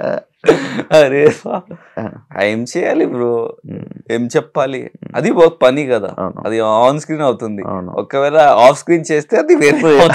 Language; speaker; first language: Telugu; non-native, learner; Hindi